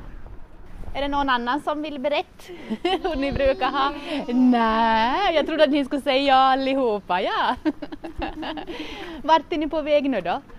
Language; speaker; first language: Swedish; native; Swedish